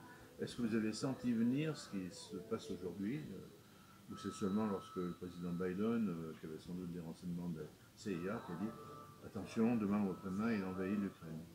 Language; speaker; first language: French; native; French